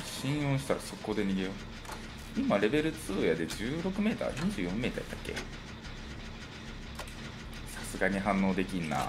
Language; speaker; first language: Japanese; native; Japanese